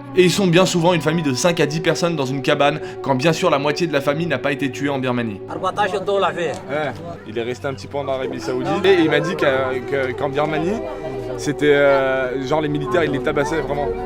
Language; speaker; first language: French; native; French